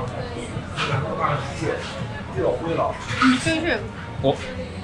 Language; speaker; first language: Japanese; non-native, fluent; English